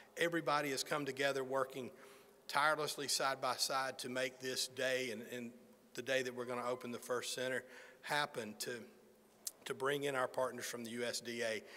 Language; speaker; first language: English; native; English